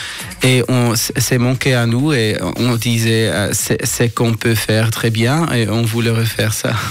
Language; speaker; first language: French; non-native, local second language; German